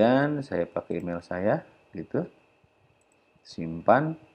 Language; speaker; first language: Indonesian; native; Indonesian